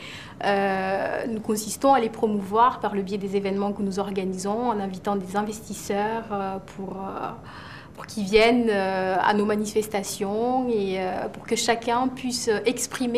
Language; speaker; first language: French; native; French